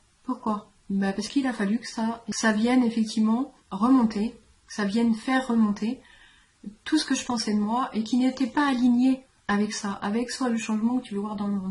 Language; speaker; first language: French; native; French